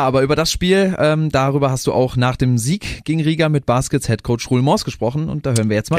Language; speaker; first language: German; native; German